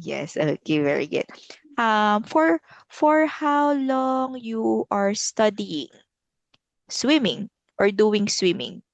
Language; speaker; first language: English; non-native, local second language; Filipino